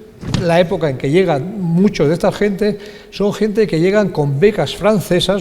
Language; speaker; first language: Spanish; native; Spanish